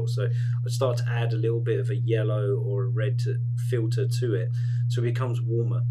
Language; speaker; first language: English; native; English